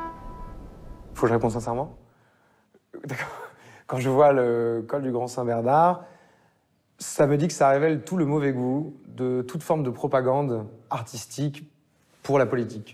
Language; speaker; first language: French; native; French